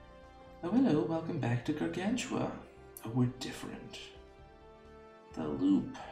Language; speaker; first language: English; native; English